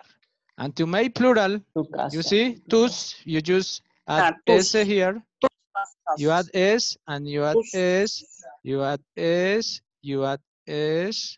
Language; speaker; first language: English; non-native, learner; Spanish